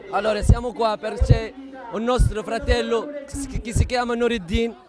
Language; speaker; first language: Italian; non-native, learner; Arabic